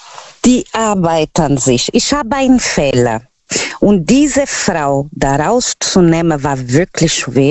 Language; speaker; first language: German; non-native, learner; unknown